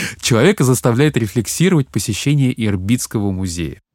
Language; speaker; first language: Russian; native; Russian